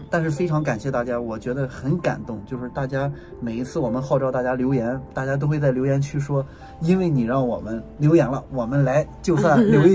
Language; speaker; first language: Chinese; native; Chinese